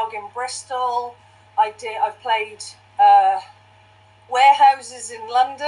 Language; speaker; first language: English; native; English